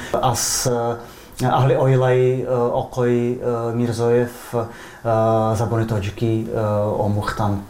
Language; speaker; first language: Persian; non-native, fluent; Czech